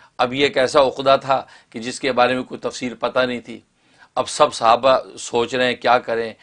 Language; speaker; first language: Urdu; native; Urdu